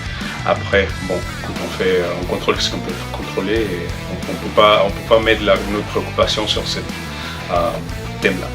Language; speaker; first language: French; non-native, fluent; Spanish